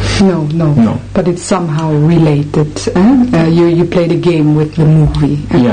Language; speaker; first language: English; non-native, fluent; Dutch